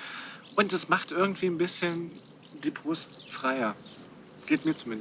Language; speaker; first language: German; native; German